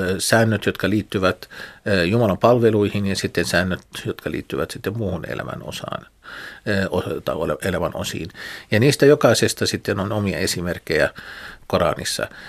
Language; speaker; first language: Finnish; non-native, fluent; Arabic